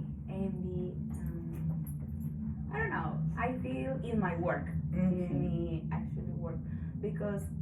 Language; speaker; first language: English; non-native, learner; Spanish